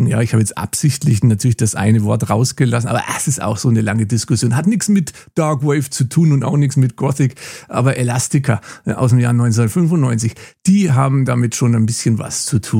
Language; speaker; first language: German; native; German